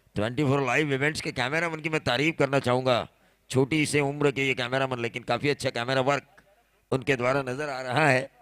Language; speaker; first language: Hindi; non-native, local second language; Marathi